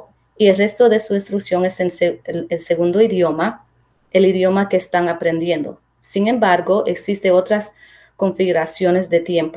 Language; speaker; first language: Spanish; early bilingual, heritage; Spanish